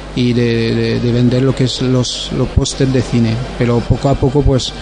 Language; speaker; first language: Spanish; non-native, fluent; French